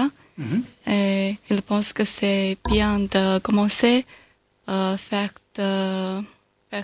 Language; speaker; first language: French; non-native, learner; Chinese